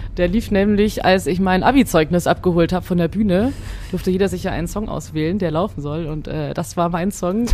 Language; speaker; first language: German; early bilingual, other home language; Hungarian